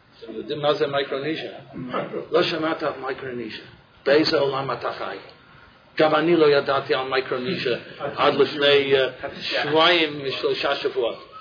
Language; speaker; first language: Hebrew; non-native, fluent; English